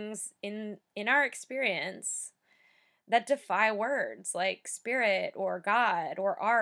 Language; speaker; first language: English; native; English